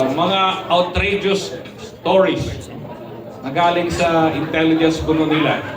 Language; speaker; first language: Filipino; non-native, local second language; Cebuano